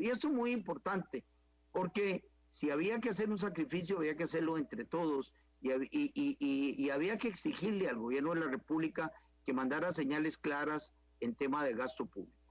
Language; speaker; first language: Spanish; native; Spanish